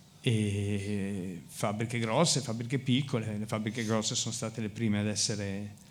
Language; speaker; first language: Italian; native; Italian